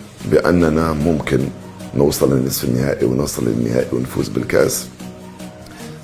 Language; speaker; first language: Arabic; native; Arabic